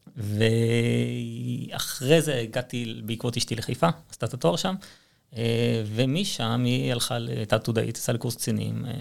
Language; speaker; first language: Hebrew; native; Hebrew